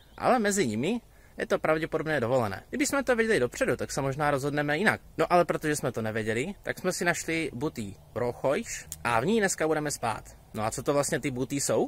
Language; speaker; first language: Czech; native; Czech